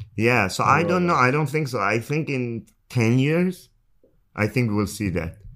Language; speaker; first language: English; non-native, fluent; Persian